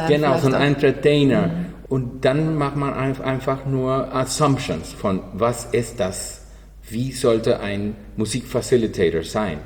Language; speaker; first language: German; non-native, learner; Spanish